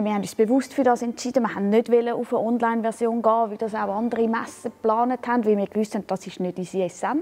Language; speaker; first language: German; native; German